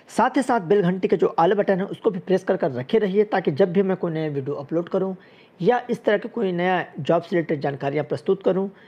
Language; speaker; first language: Hindi; native; Hindi